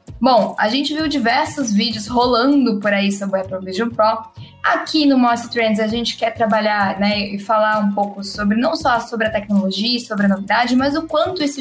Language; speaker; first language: Portuguese; native; Portuguese